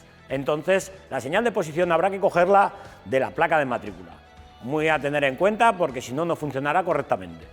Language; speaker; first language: Spanish; native; Spanish